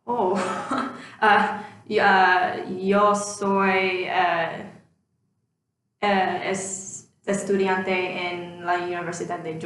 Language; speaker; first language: Spanish; non-native, learner; English